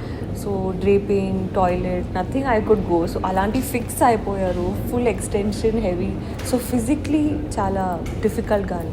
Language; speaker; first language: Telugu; non-native, learner; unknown